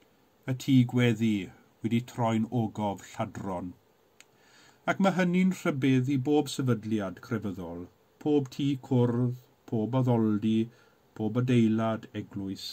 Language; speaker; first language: Welsh; native; Welsh